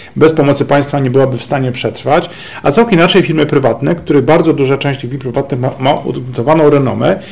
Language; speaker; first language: Polish; native; Polish